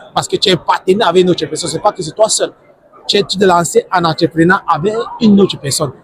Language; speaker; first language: French; non-native, local second language; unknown